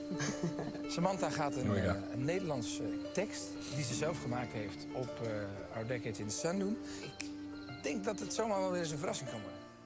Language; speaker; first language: Dutch; native; Dutch